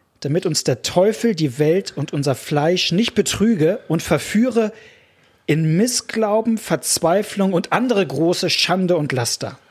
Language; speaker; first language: German; native; German